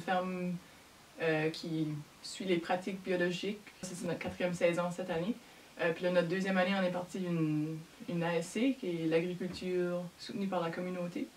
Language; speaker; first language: French; native; French